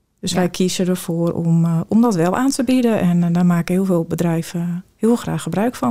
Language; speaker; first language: Dutch; native; Dutch